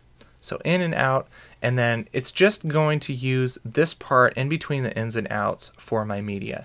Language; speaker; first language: English; native; English